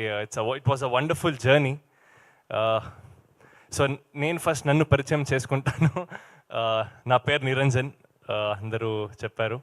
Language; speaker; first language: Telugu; non-native, learner; Kannada